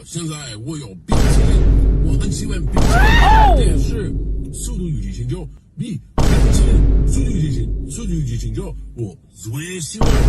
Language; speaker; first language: Chinese; non-native, learner; English